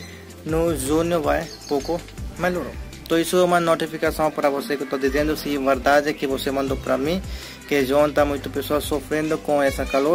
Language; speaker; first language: Portuguese; non-native, learner; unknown